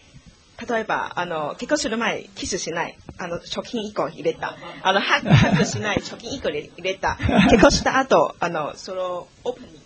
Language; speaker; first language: Japanese; non-native, learner; English